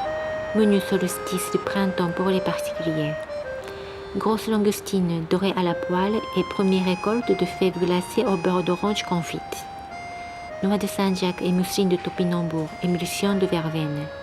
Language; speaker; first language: French; non-native, fluent; Japanese